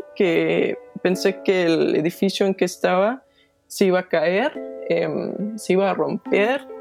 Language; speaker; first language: Spanish; non-native, fluent; Danish